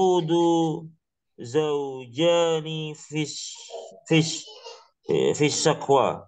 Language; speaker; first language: Arabic; non-native, learner; Indonesian